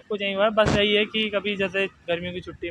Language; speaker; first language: Hindi; native; Hindi